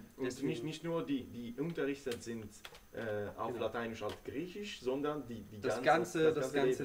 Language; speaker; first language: German; non-native, learner; Italian